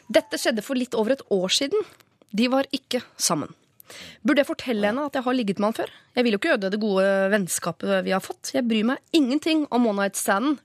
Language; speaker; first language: Norwegian; native; Norwegian